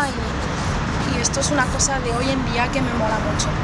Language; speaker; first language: Spanish; non-native, fluent; French